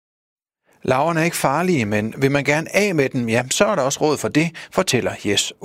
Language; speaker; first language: Danish; native; Danish